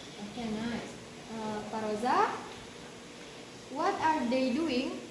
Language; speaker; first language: English; non-native, learner; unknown